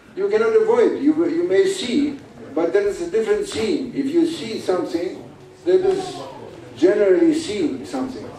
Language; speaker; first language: English; non-native, fluent; German